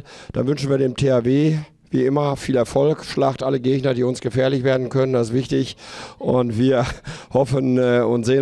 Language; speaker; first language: German; native; German